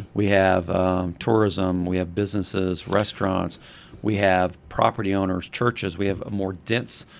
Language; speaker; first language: English; native; English